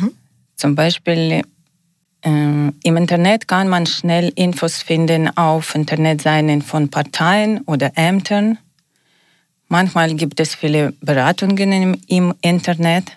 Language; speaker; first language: German; non-native, learner; Ukrainian